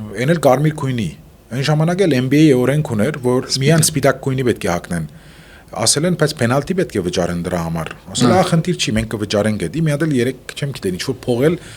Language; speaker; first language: Armenian; early bilingual, heritage; Armenian